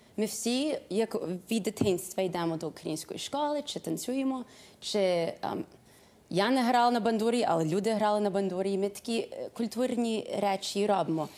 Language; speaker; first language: Ukrainian; early bilingual, heritage; Ukrainian